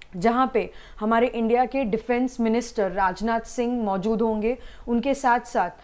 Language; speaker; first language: Hindi; non-native, local second language; Gujarati